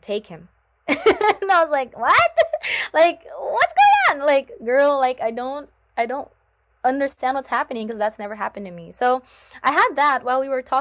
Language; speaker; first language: English; non-native, local second language; Filipino